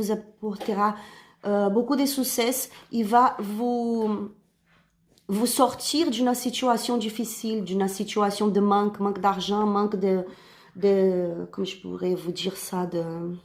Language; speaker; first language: French; non-native, learner; Spanish